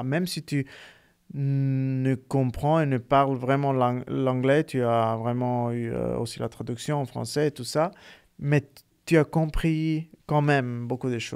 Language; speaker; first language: French; non-native, fluent; Italian